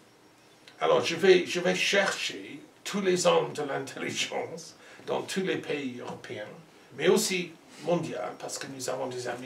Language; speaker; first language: French; non-native, learner; English